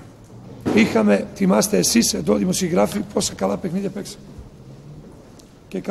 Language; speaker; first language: Greek; non-native, fluent; Serbian